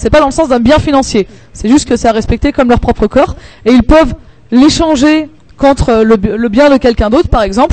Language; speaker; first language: French; native; French